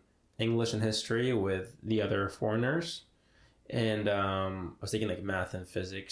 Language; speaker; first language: English; non-native, fluent; Hebrew